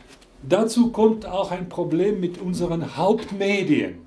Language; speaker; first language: German; non-native, fluent; Croatian